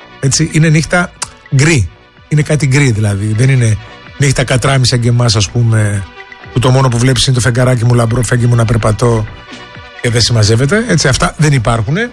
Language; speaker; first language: Greek; native; Greek